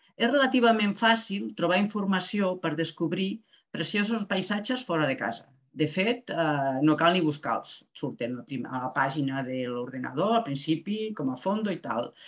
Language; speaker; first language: Catalan; non-native, local second language; Spanish